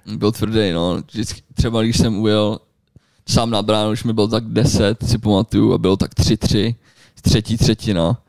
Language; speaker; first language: Czech; early bilingual, heritage; Czech